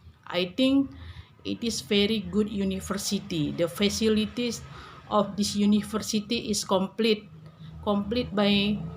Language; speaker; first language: English; non-native, learner; Indonesian